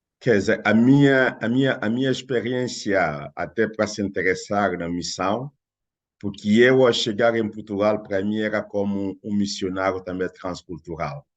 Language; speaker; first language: Portuguese; non-native, fluent; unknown